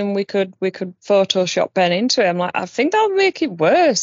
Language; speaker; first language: English; native; English